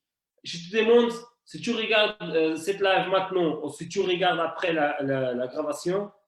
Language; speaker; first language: French; non-native, fluent; Portuguese